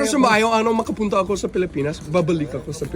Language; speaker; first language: Filipino; non-native, fluent; English